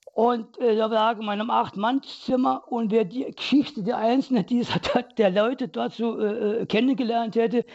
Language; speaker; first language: German; native; German